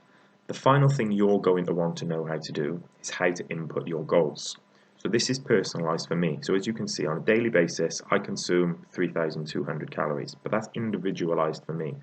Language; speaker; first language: English; native; English